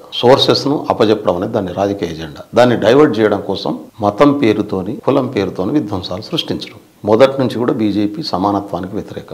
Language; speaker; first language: Telugu; native; Telugu